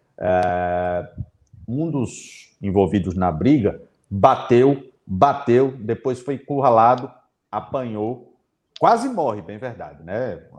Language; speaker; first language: Portuguese; native; Portuguese